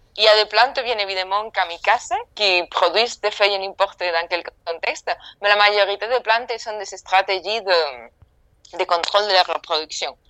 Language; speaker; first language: French; non-native, fluent; Spanish